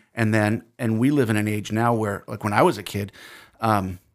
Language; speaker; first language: English; native; English